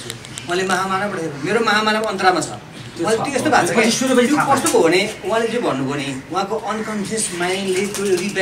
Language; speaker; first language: Nepali; native; Nepali